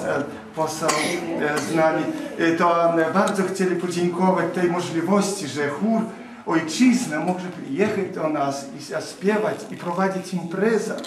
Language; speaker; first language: Polish; early bilingual, heritage; Polish